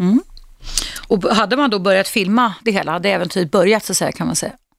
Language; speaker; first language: Swedish; native; Swedish